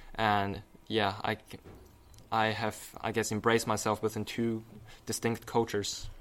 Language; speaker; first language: English; non-native, fluent; Chinese